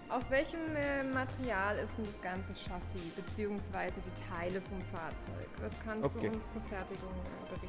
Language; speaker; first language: German; native; German